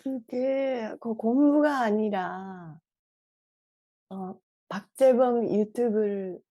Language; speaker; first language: Korean; non-native, fluent; Japanese